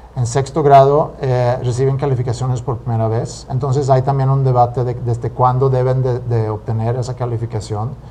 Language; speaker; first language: Spanish; non-native, fluent; Swedish